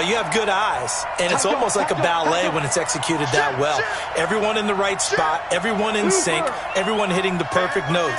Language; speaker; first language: English; native; English